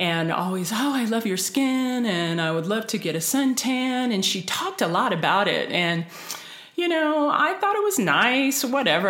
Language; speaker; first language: English; native; English